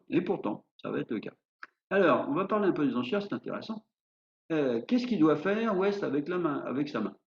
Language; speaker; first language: French; native; French